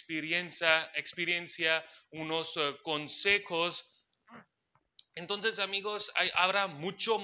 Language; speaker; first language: Spanish; non-native, fluent; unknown